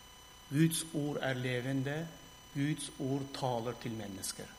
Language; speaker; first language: Norwegian; non-native, fluent; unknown